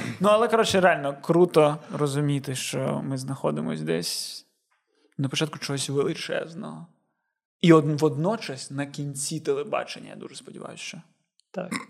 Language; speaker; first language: Ukrainian; non-native, local second language; Russian